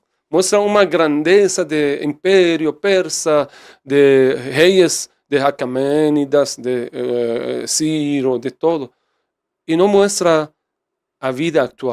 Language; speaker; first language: Portuguese; non-native, fluent; Persian